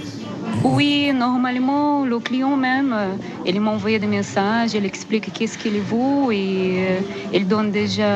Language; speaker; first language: French; non-native, learner; Portuguese